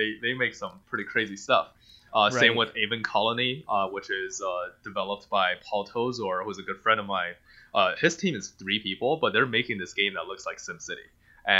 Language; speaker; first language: English; non-native, fluent; Chinese